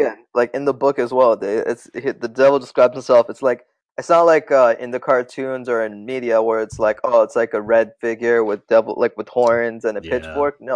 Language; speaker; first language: English; non-native, fluent; Tamil